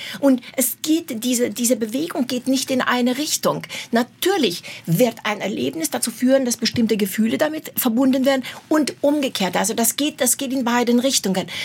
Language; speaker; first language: German; non-native, fluent; Romanian